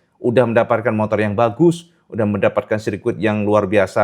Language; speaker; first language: Indonesian; native; Indonesian